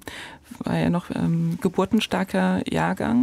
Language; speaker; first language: German; native; German